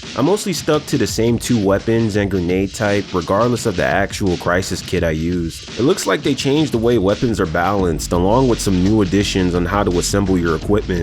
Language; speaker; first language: English; native; English